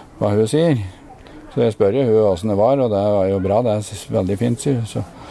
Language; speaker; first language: Norwegian; native; Norwegian